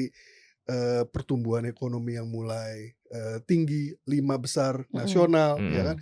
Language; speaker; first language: Indonesian; native; Indonesian